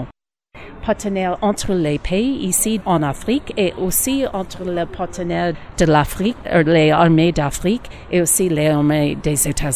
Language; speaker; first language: French; non-native, learner; English